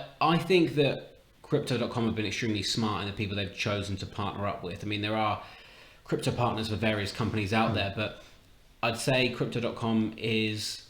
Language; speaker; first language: English; native; English